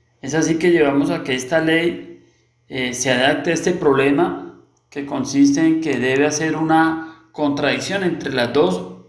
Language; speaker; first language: Spanish; native; Spanish